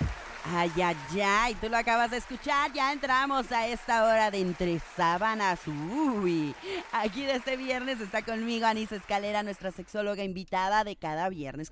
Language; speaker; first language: Spanish; native; Spanish